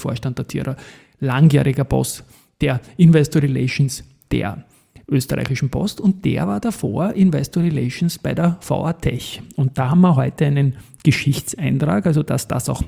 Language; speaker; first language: German; native; German